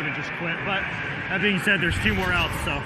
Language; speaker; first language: English; native; English